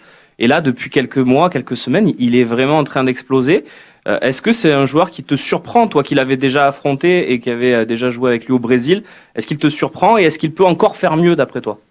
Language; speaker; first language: French; native; French